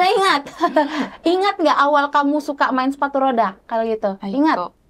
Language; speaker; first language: Indonesian; native; Indonesian